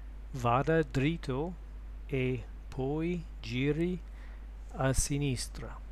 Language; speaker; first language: Italian; non-native, learner; English